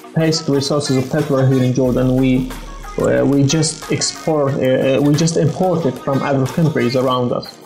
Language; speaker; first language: English; non-native, fluent; Arabic